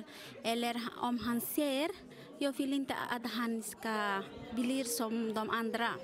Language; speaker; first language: Swedish; non-native, local second language; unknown